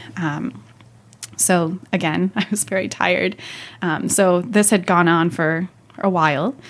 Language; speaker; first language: English; native; English